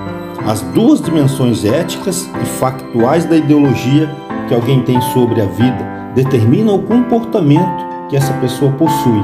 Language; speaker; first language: Portuguese; native; Portuguese